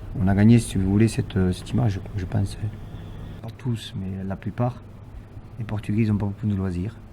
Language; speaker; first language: French; early bilingual, other home language; Portuguese